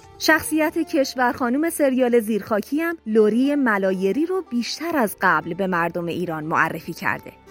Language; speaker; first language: Persian; native; Persian